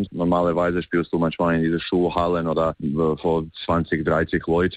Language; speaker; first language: German; non-native, fluent; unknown